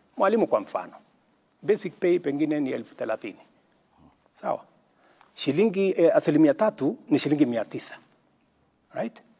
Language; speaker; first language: Swahili; non-native, local second language; Kalenjin